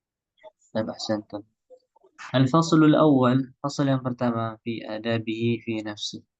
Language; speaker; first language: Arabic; non-native, fluent; Indonesian